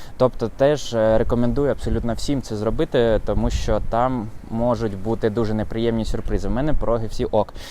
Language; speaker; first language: Ukrainian; non-native, local second language; Russian